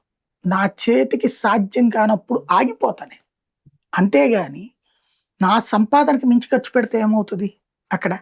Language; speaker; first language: Telugu; native; Telugu